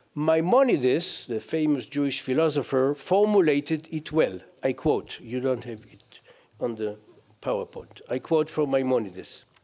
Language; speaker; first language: English; non-native, fluent; Hebrew